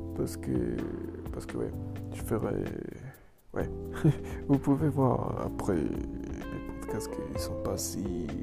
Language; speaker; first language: French; non-native, learner; Spanish